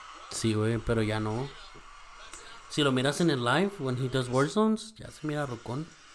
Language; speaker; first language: Spanish; early bilingual, heritage; Spanish